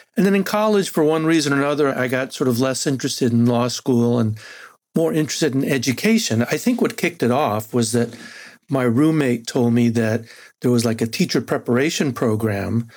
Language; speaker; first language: English; non-native, fluent; Spanish